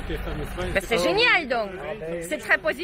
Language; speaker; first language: French; non-native, fluent; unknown